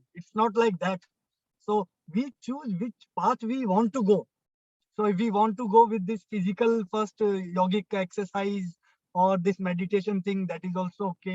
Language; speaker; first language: English; non-native, local second language; Hindi